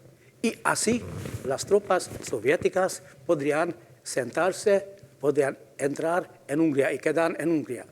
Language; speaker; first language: Spanish; non-native, fluent; Hungarian